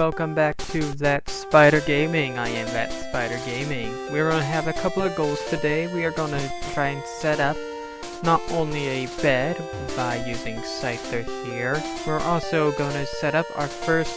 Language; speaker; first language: English; native; English